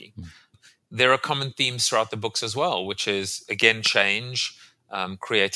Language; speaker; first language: English; native; English